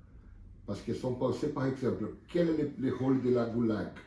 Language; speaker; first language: French; non-native, learner; Portuguese